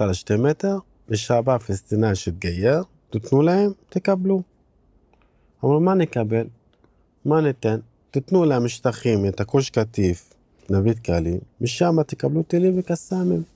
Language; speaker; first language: Hebrew; non-native, local second language; Arabic